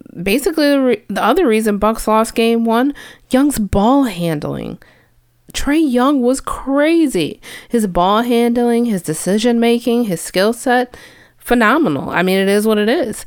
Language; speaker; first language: English; native; English